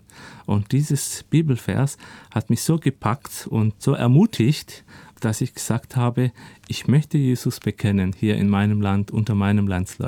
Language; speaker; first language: German; early bilingual, other home language; Turkish